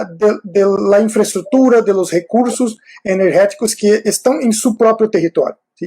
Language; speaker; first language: Spanish; non-native, fluent; Portuguese